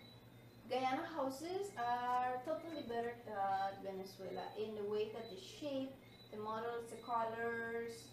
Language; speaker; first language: English; non-native, fluent; Spanish